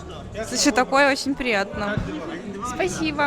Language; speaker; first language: Russian; non-native, fluent; Mongolian